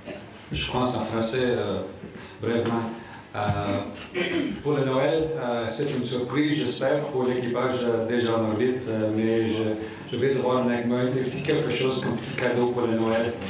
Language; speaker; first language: French; non-native, fluent; English